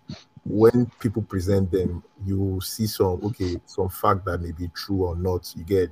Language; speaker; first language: English; non-native, local second language; Yoruba